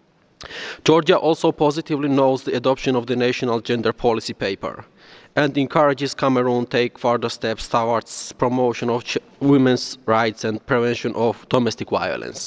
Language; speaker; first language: English; non-native, fluent; Georgian